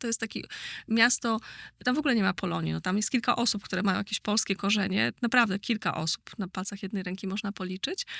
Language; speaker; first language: Polish; native; Polish